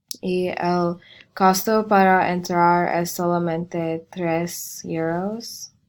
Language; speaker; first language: Spanish; non-native, learner; English